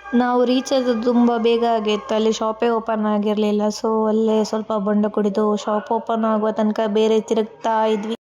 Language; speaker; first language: Kannada; non-native, local second language; Tulu